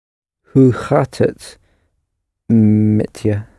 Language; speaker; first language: Dutch; non-native, learner; English